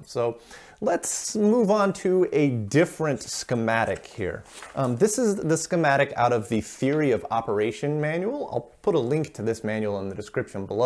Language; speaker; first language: English; native; English